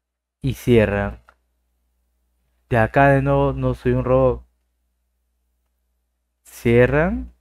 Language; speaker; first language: Spanish; native; Spanish